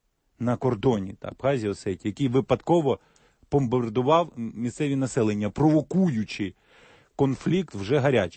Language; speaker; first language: Ukrainian; native; Ukrainian